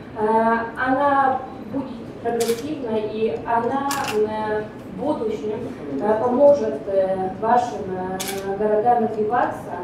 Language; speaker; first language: Russian; non-native, learner; Polish